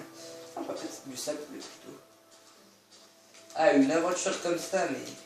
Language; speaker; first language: French; native; French